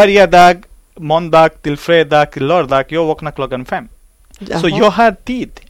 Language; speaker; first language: Swedish; non-native, learner; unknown